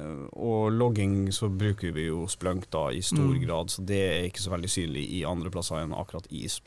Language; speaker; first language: Norwegian; native; Norwegian